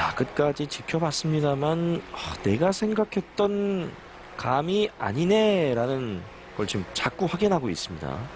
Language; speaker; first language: Korean; native; Korean